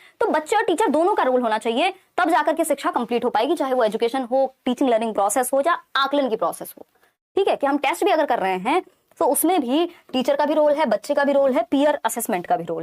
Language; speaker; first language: Hindi; native; Hindi